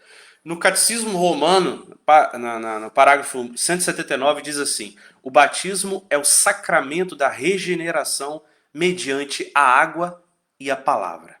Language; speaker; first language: Portuguese; native; Portuguese